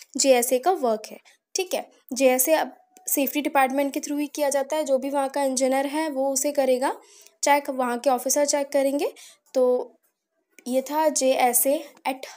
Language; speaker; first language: Hindi; native; Hindi